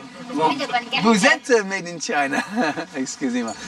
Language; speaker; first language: French; non-native, fluent; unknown